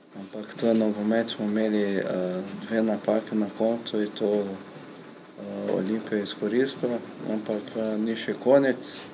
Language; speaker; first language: Slovenian; non-native, learner; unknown